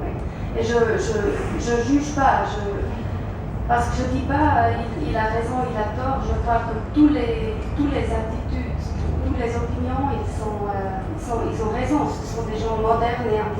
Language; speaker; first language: French; non-native, local second language; German